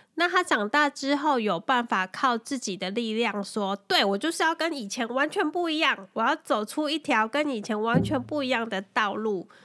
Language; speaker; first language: Chinese; native; Chinese